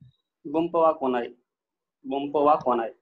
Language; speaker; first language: Japanese; non-native, learner; Hindi